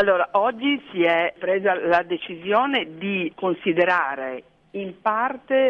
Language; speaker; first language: Italian; native; Italian